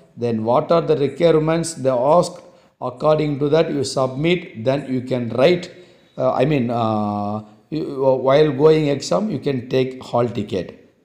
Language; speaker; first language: English; non-native, local second language; Tamil